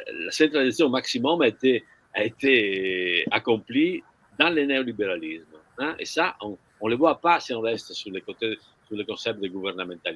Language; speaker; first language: French; non-native, fluent; Italian